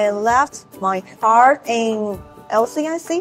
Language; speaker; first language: English; non-native, learner; Chinese